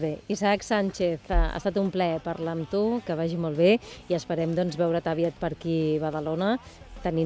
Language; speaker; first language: Catalan; native; Catalan